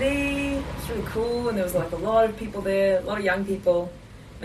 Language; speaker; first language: English; native; English